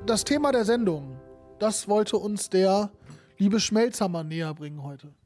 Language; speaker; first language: German; native; German